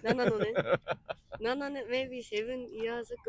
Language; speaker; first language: Japanese; native; Japanese